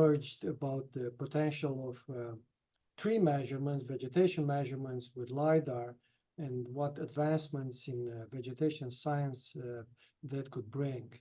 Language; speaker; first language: English; non-native, fluent; Romanian